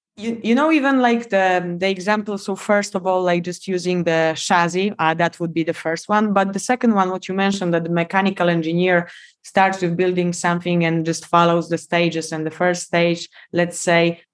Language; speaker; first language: English; non-native, fluent; Polish